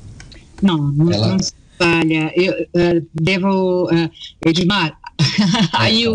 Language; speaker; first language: Italian; early bilingual, heritage; Portuguese